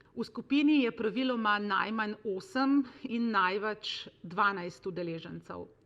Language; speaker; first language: Slovenian; native; Slovenian